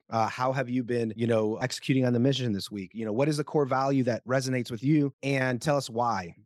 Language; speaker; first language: English; non-native, fluent; Spanish